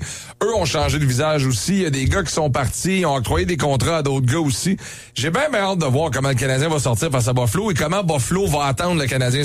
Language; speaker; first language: French; native; French